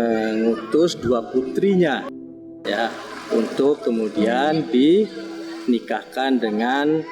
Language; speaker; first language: Malay; native; Malay